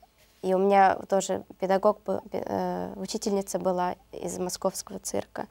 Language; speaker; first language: Russian; non-native, learner; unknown